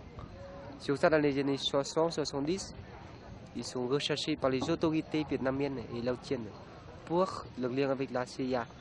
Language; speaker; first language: French; non-native, fluent; Vietnamese